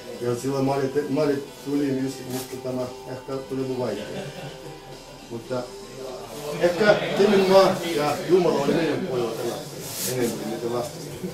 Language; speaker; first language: Finnish; non-native, learner; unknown